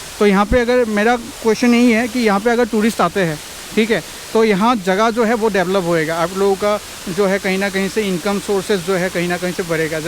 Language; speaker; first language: Hindi; non-native, local second language; Assamese